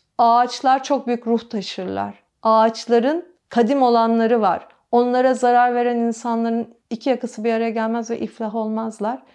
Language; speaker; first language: Turkish; native; Turkish